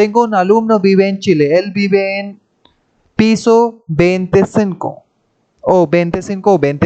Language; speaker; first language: Spanish; non-native, fluent; Hindi